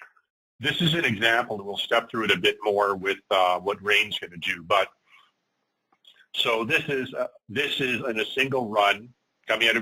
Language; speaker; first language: English; native; English